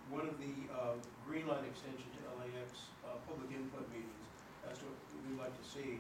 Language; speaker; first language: English; native; English